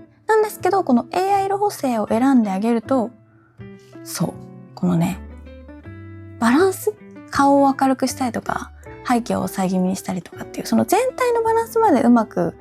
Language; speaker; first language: Japanese; native; Japanese